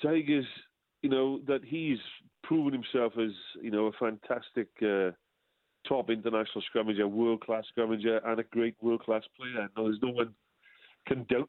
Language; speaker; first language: English; native; English